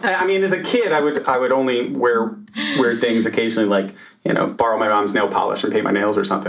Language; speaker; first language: English; native; English